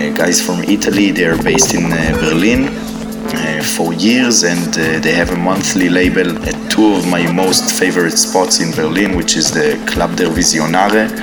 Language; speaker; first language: English; non-native, fluent; Hebrew